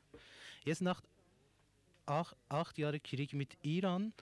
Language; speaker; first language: German; non-native, learner; Persian